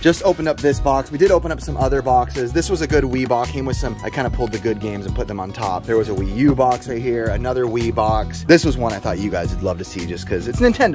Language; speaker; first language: English; native; English